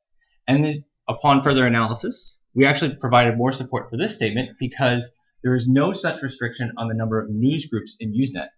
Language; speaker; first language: English; native; English